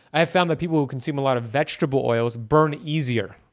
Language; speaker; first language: English; early bilingual, other home language; Persian